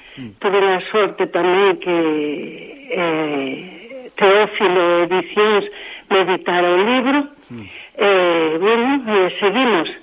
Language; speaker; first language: Galician; native; Galician